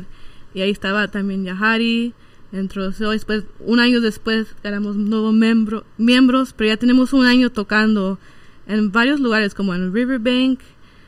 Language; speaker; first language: Spanish; early bilingual, heritage; Spanish